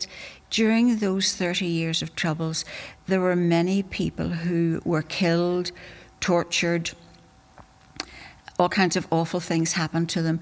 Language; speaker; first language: English; native; English